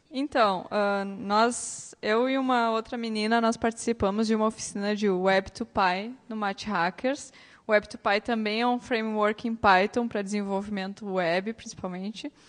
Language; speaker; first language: Portuguese; native; Portuguese